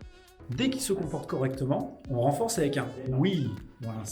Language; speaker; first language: French; native; French